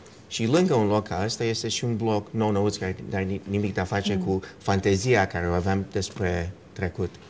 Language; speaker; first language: Romanian; early bilingual, heritage; Romanian